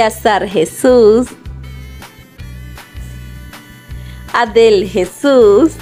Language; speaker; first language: Spanish; native; Spanish